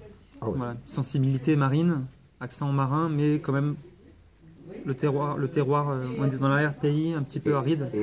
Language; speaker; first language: French; native; French